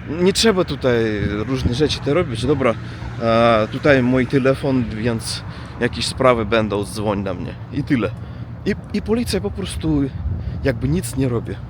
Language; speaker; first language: Polish; non-native, learner; Russian